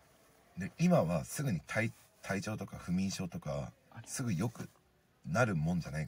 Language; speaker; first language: Japanese; native; Japanese